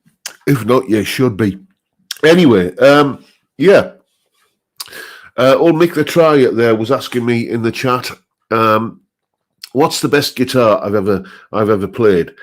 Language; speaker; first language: English; native; English